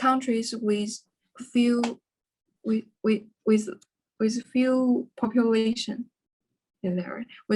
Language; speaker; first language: English; non-native, learner; Chinese